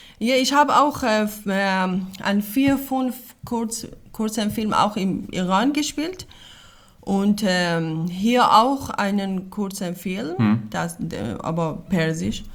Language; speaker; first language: German; non-native, learner; Persian